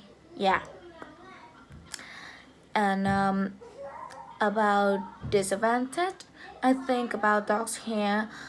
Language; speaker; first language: English; non-native, learner; Vietnamese